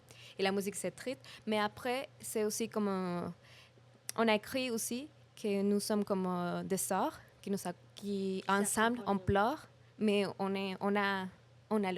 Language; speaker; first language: French; non-native, learner; Spanish